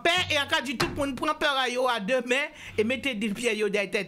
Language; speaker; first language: French; non-native, local second language; Guadeloupean Creole French